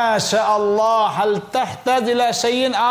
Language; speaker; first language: Arabic; non-native, fluent; Bangla